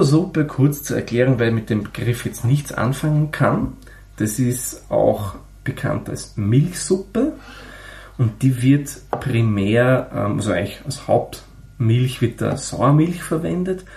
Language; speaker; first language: German; native; German